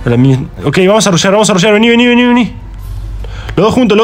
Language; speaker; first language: Spanish; native; Spanish